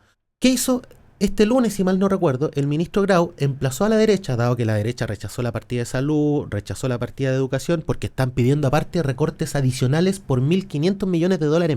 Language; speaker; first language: Spanish; native; Spanish